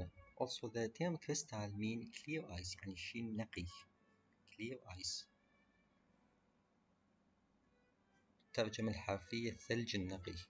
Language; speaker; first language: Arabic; native; Arabic